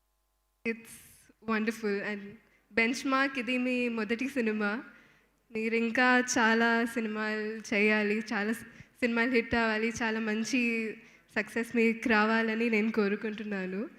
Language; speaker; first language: Telugu; non-native, fluent; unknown